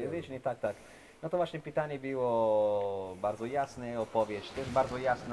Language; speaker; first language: Polish; non-native, fluent; Italian